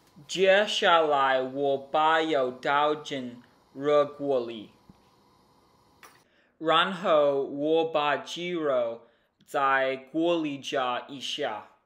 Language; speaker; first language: Chinese; non-native, learner; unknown